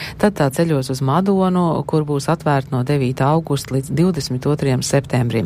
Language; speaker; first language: Latvian; native; Latvian